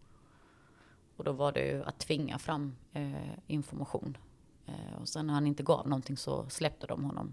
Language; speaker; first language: Swedish; early bilingual, other home language; Bosnian